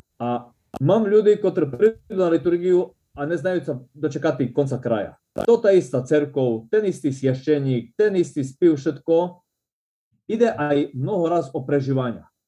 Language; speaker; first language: Slovak; non-native, local second language; Rusyn